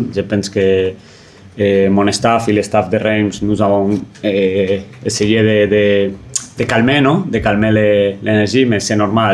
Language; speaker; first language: French; non-native, fluent; Spanish